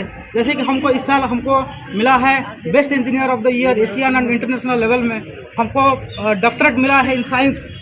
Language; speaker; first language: Hindi; non-native, local second language; Odia